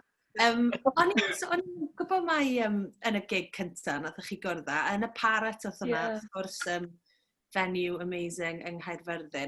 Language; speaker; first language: Welsh; native; Welsh